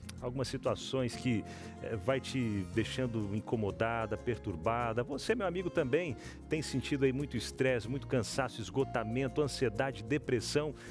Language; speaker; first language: Portuguese; native; Portuguese